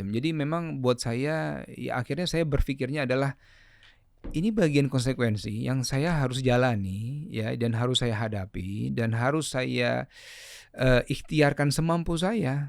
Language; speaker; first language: Indonesian; native; Indonesian